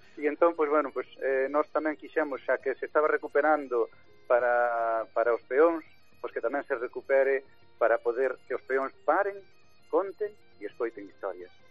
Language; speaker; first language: Galician; native; Galician